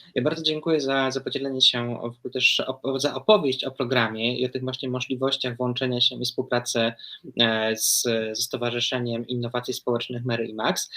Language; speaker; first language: Polish; native; Polish